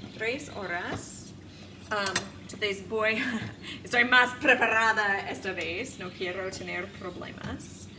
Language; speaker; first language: Spanish; non-native, fluent; English